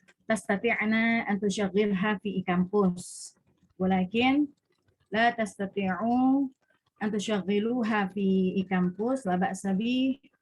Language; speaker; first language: Arabic; non-native, learner; Indonesian